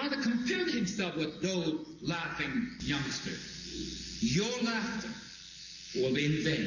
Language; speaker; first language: English; non-native, fluent; Korean